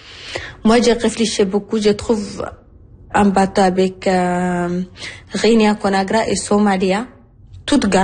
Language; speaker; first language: French; non-native, learner; Arabic